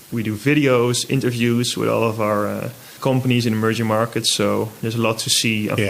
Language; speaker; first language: English; non-native, fluent; Dutch